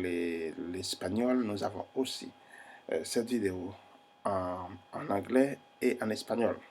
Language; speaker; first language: French; non-native, fluent; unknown